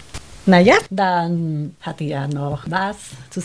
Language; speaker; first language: German; non-native, learner; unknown